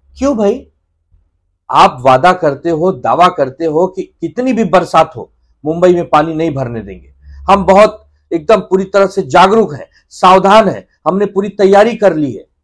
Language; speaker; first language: Hindi; native; Hindi